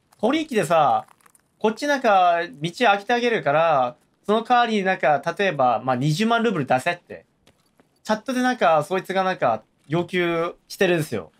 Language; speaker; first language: Japanese; non-native, fluent; Korean